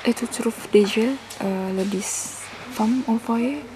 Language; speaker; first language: French; non-native, learner; Indonesian